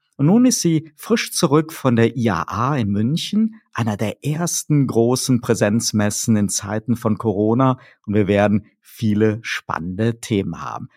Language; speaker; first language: German; native; German